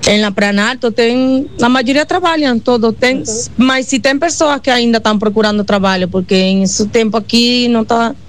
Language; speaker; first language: Portuguese; non-native, learner; Spanish